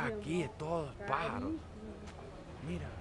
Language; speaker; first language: Spanish; non-native, fluent; English